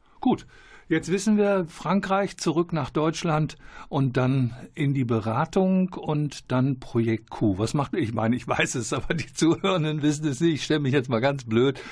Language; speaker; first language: German; native; German